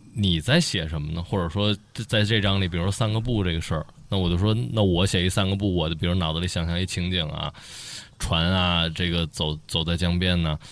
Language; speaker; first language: Chinese; native; Chinese